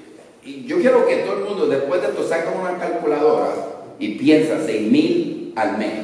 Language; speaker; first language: Spanish; early bilingual, other home language; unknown